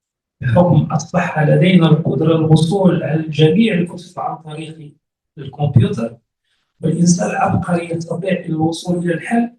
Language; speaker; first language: Arabic; native; Arabic